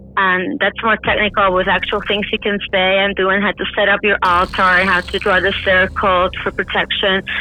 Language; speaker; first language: English; non-native, fluent; Spanish